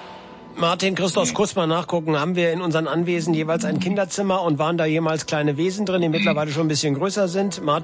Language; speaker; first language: German; native; German